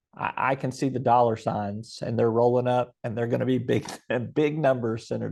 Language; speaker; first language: English; native; English